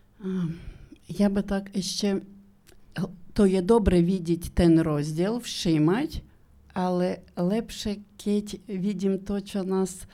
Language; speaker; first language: Slovak; non-native, learner; Ukrainian